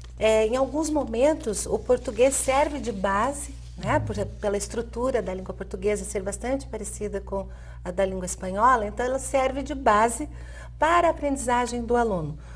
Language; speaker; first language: Portuguese; native; Portuguese